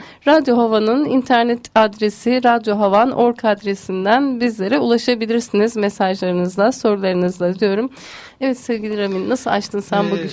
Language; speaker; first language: Turkish; native; Turkish